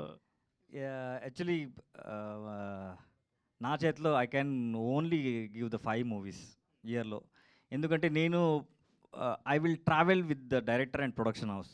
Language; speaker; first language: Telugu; non-native, learner; Kannada